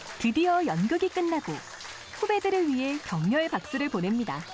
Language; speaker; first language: Korean; native; Korean